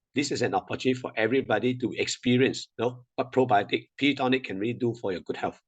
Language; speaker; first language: English; non-native, local second language; Chinese